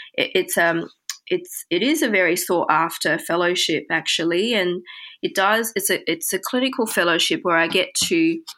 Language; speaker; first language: English; early bilingual, other home language; Chinese